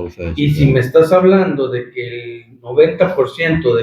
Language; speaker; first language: Spanish; native; Spanish